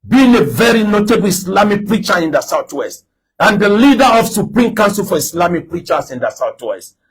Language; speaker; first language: English; non-native, local second language; Yoruba